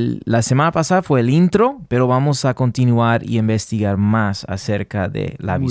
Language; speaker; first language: Spanish; early bilingual, heritage; Spanish